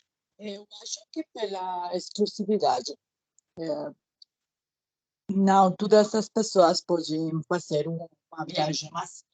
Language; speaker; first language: Portuguese; non-native, learner; Spanish